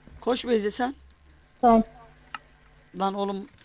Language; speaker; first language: Turkish; native; Turkish